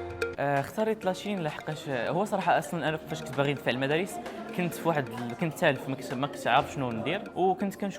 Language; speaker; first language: Arabic; native; Arabic